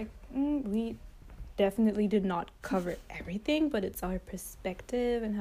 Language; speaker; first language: English; non-native, local second language; French